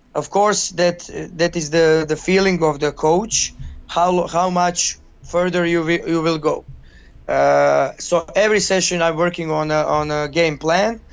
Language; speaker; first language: English; non-native, learner; Croatian